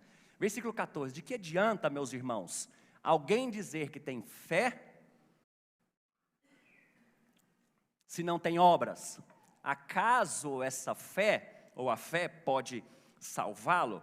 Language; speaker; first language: Portuguese; native; Portuguese